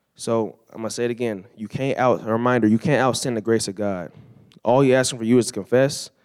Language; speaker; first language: English; native; English